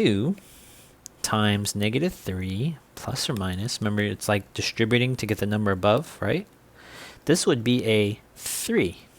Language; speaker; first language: English; native; English